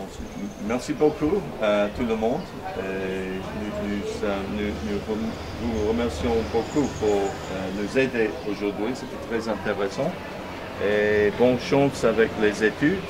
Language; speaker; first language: French; non-native, fluent; English